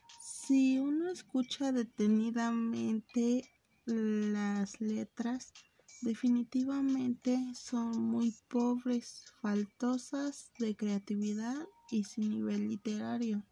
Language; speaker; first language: Spanish; native; Spanish